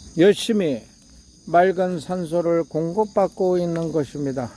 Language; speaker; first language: Korean; native; Korean